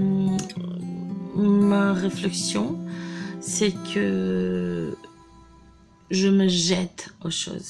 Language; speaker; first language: French; non-native, fluent; Portuguese